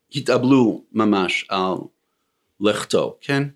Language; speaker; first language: Hebrew; non-native, fluent; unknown